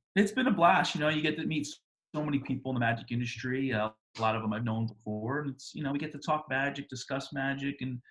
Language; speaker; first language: English; native; English